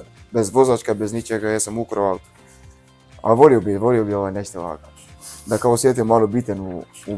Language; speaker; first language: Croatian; non-native, learner; Arabic